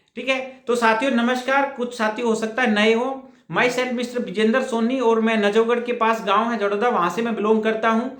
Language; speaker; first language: Hindi; native; Hindi